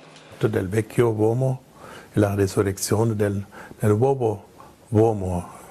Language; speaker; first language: Italian; non-native, fluent; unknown